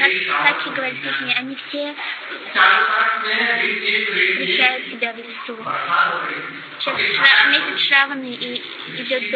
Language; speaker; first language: Russian; native; Russian